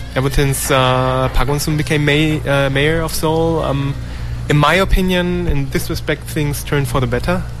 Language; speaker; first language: English; non-native, fluent; German